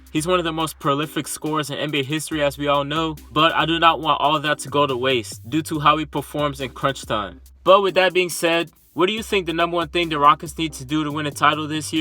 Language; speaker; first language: English; native; English